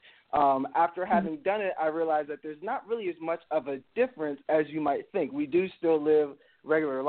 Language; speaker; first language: English; native; English